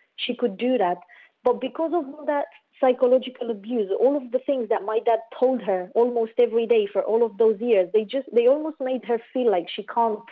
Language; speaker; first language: English; non-native, fluent; Romanian